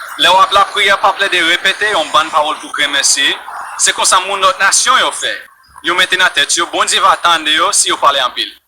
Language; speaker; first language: Haitian Creole; non-native, fluent; English